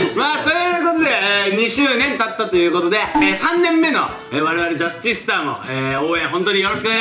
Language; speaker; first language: Japanese; native; Japanese